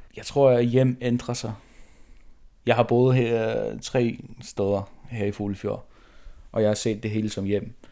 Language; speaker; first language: Danish; non-native, local second language; Faroese